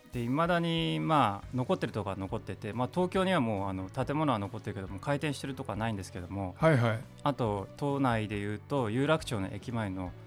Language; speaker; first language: Japanese; native; Japanese